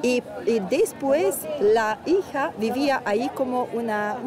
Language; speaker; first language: Spanish; non-native, learner; Hungarian